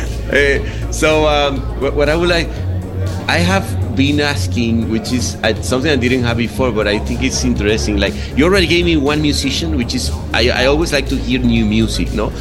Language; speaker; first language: English; non-native, fluent; Spanish